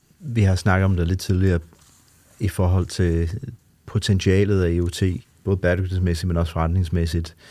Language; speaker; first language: Danish; non-native, fluent; English